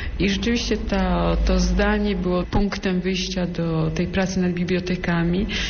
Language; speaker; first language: Polish; early bilingual, heritage; Polish